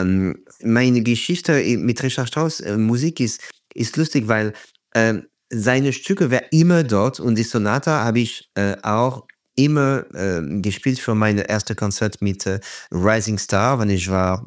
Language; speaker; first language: German; non-native, fluent; French